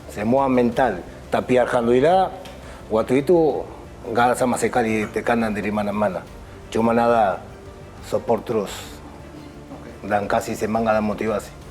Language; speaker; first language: Indonesian; non-native, fluent; Spanish